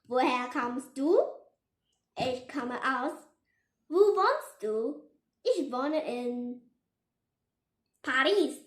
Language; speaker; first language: German; non-native, learner; Vietnamese